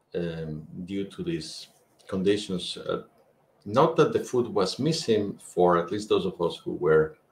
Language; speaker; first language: English; non-native, fluent; Spanish